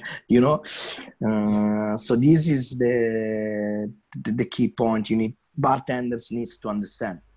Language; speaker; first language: English; non-native, fluent; Italian